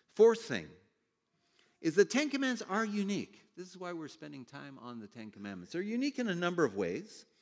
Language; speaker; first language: English; native; English